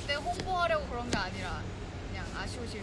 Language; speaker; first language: Korean; native; Korean